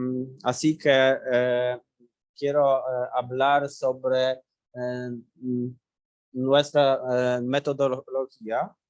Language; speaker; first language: Spanish; non-native, learner; Polish